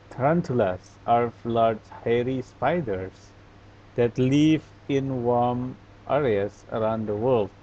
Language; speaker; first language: English; non-native, fluent; Indonesian